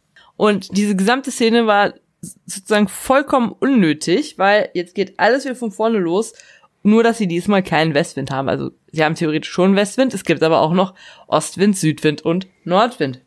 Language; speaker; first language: German; native; German